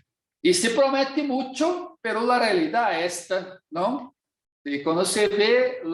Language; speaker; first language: Spanish; non-native, learner; Portuguese